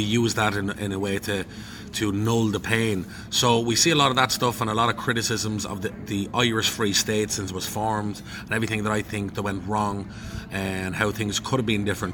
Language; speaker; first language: English; native; English